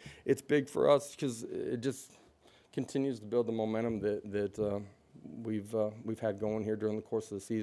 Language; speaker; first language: English; native; English